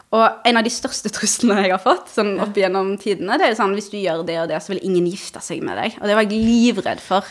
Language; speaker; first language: Norwegian; early bilingual, other home language; Arabic